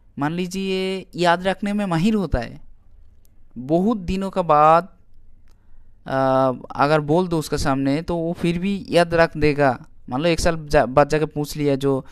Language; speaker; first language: Hindi; non-native, local second language; Bangla